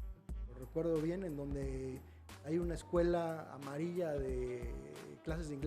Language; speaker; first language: Spanish; native; Spanish